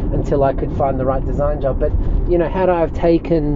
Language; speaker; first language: English; native; English